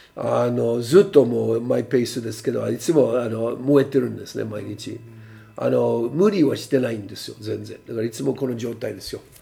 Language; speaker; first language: Japanese; non-native, fluent; English